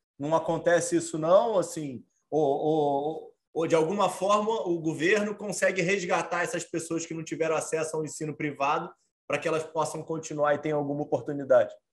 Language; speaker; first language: Portuguese; native; Portuguese